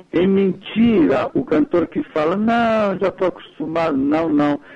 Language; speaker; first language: Portuguese; early bilingual, other home language; Italian